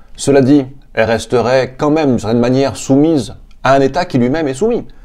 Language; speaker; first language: French; native; French